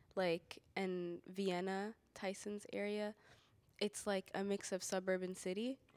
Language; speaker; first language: English; native; English